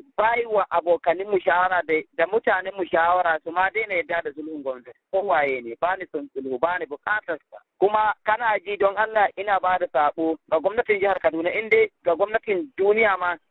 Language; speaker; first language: Hausa; non-native, local second language; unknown